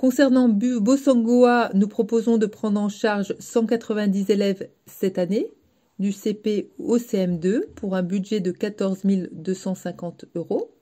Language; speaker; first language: French; native; French